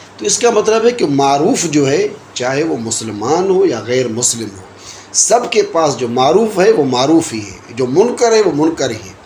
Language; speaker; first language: Urdu; non-native, local second language; Sindhi